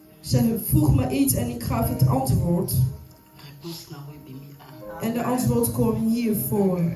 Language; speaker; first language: Dutch; non-native, fluent; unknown